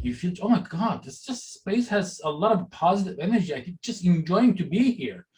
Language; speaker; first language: English; non-native, fluent; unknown